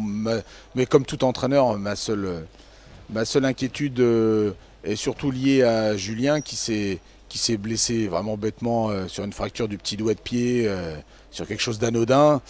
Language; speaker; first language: French; native; French